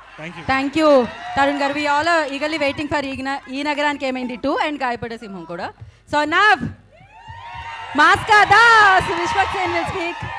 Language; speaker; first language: Telugu; native; Telugu